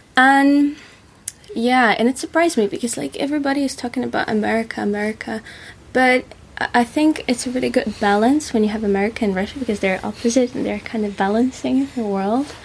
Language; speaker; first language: English; non-native, fluent; Russian